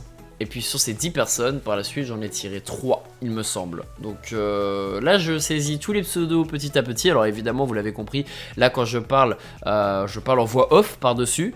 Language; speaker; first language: French; native; French